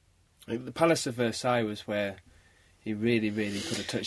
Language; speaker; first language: English; native; English